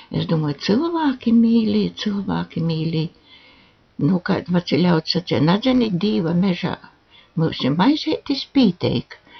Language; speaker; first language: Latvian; native; Latvian